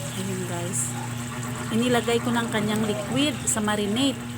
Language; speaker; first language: Filipino; non-native, local second language; Hiligaynon